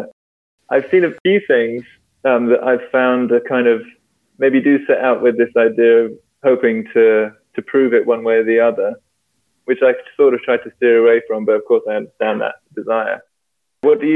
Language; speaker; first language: English; native; English